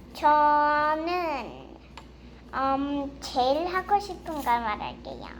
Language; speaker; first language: Korean; early bilingual, heritage; Korean